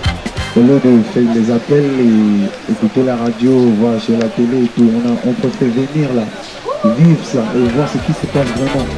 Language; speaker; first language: French; non-native, fluent; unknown